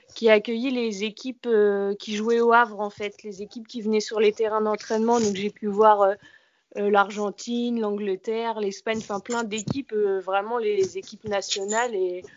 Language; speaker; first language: French; native; French